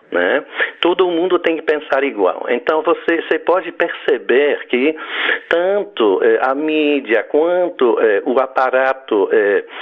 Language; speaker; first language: Portuguese; non-native, fluent; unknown